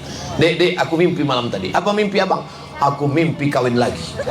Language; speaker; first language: Indonesian; native; Indonesian